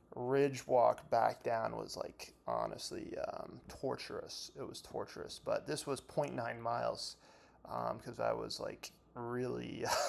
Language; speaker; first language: English; native; English